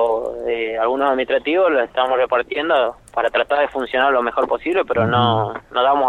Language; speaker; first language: Spanish; native; Spanish